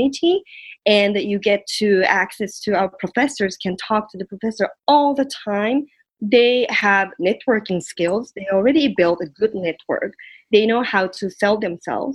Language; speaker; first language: English; non-native, fluent; Japanese